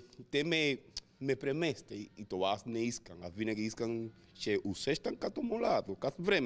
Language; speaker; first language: Bulgarian; non-native, learner; Spanish